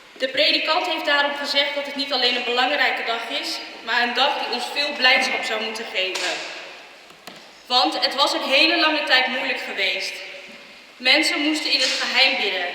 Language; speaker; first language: Dutch; early bilingual, other home language; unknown